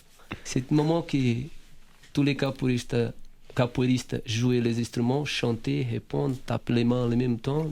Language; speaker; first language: French; non-native, fluent; Portuguese